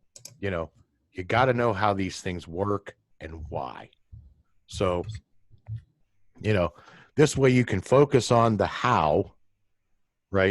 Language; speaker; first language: English; native; English